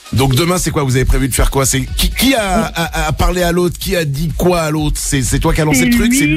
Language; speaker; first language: French; native; French